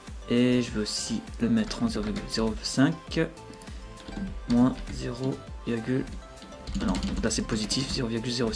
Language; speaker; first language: French; native; French